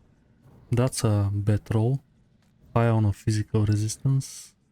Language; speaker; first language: English; non-native, fluent; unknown